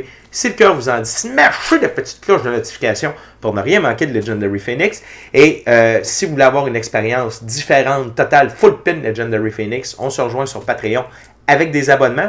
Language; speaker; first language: French; native; French